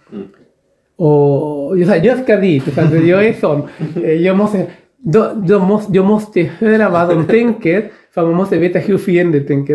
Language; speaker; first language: Swedish; non-native, fluent; Spanish